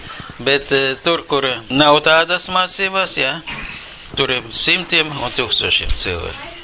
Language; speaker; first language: Latvian; non-native, local second language; Russian